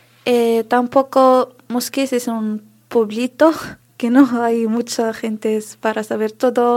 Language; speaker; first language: Spanish; non-native, learner; Arabic